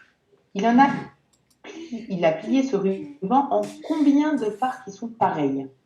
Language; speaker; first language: French; native; French